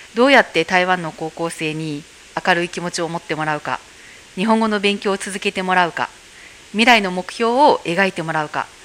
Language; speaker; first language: Japanese; native; Japanese